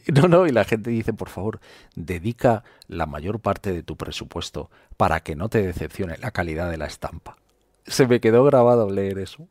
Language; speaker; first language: Spanish; native; Spanish